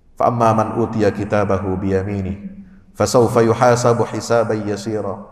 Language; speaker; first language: Malay; native; Malay